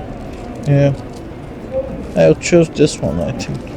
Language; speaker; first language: English; non-native, learner; Turkish